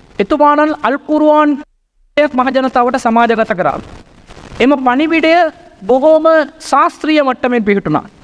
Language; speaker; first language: Sinhala; non-native, local second language; Tamil